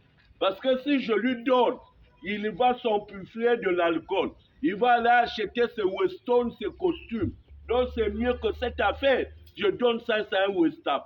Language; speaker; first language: French; native; French